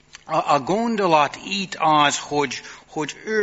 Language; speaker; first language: Hungarian; non-native, fluent; English